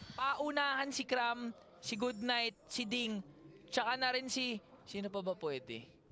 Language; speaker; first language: Filipino; native; Filipino